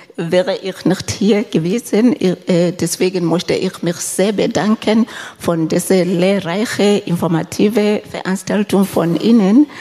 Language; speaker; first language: German; non-native, fluent; Southern Sotho